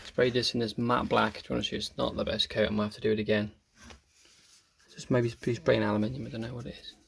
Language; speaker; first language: English; native; English